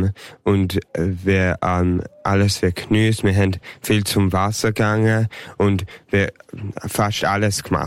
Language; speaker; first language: German; early bilingual, heritage; English